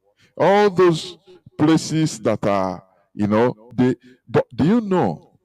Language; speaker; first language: English; non-native, local second language; Igbo